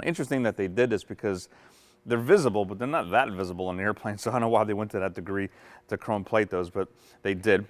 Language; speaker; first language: English; native; English